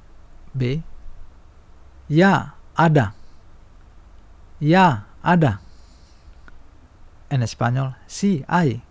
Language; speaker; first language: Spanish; non-native, fluent; Indonesian